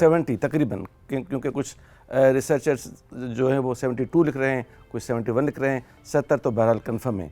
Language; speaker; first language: Urdu; non-native, local second language; Sindhi